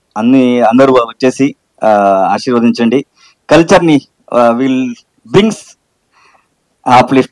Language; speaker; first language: Telugu; non-native, learner; Kannada